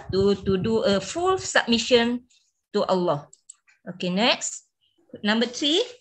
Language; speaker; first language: English; non-native, local second language; Malay